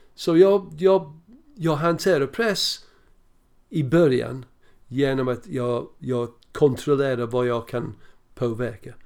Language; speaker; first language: Swedish; non-native, fluent; English